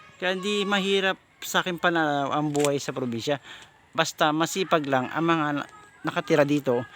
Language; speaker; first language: Filipino; non-native, local second language; Bikol